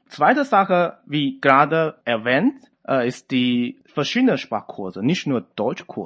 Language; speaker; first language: German; non-native, fluent; Chinese